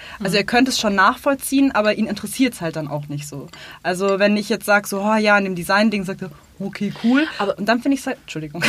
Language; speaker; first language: German; native; German